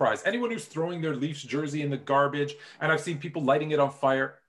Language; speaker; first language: English; native; English